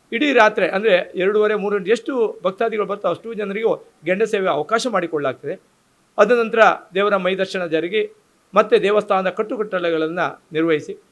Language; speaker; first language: Kannada; native; Kannada